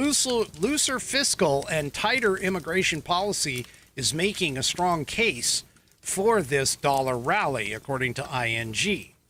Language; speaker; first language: English; native; English